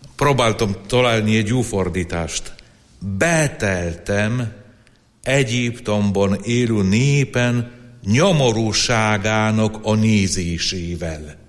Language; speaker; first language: Hungarian; non-native, fluent; Polish